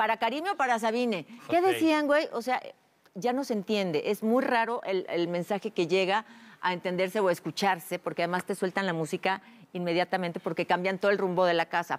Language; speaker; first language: Spanish; native; Spanish